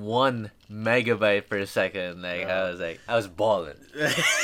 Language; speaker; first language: English; non-native, local second language; Filipino